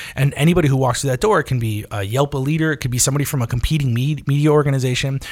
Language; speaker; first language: English; native; English